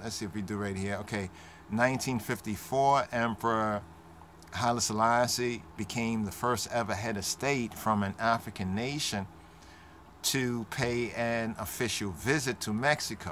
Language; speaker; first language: English; native; English